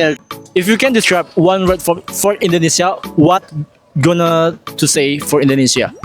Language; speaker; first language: English; non-native, fluent; Indonesian